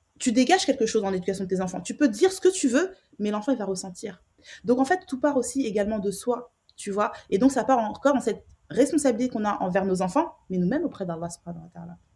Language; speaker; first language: French; native; French